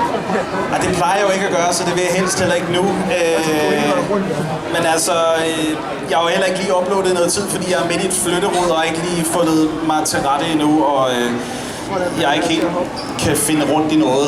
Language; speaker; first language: Danish; native; Danish